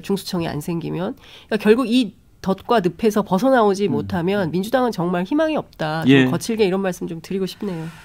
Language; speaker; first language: Korean; native; Korean